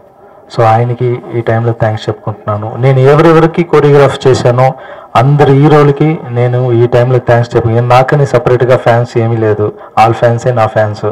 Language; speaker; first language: Telugu; non-native, fluent; Tamil